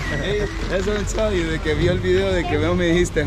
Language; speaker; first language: Spanish; native; Spanish